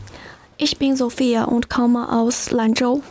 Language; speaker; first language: German; non-native, learner; Chinese